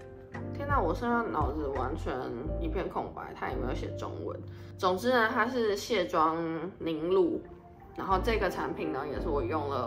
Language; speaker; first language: Chinese; native; Chinese